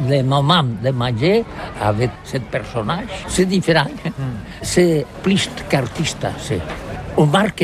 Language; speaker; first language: French; non-native, learner; Catalan